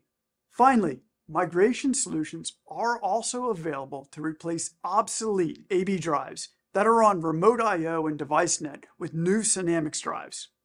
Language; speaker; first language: English; native; English